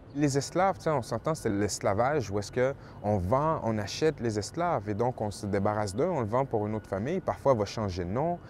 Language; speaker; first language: French; native; French